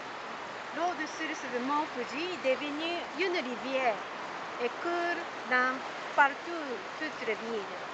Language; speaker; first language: French; non-native, learner; Japanese